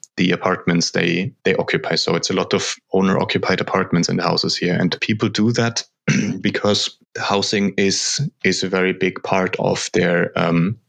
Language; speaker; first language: English; non-native, fluent; German